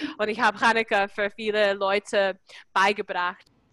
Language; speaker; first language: German; non-native, fluent; English